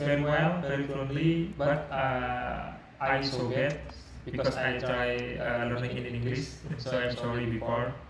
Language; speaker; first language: English; non-native, learner; Indonesian